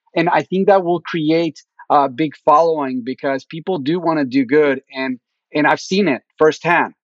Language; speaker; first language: English; early bilingual, other home language; Spanish